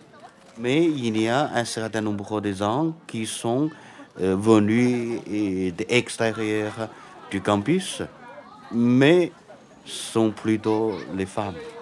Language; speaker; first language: French; non-native, fluent; Chinese